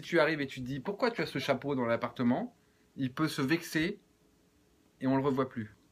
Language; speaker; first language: French; native; French